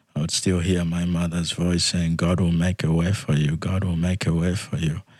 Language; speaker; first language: English; non-native, fluent; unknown